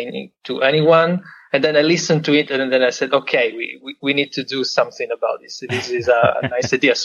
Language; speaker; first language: English; non-native, fluent; Italian